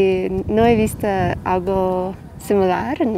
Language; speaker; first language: Spanish; non-native, learner; English